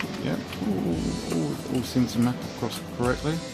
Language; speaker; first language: English; native; English